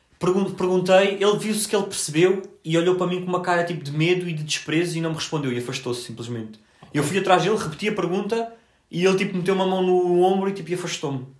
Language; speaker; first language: Portuguese; native; Portuguese